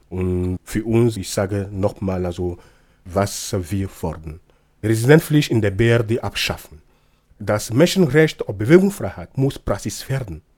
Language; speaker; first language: German; non-native, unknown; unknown